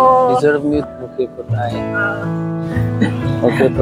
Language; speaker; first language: Filipino; non-native, learner; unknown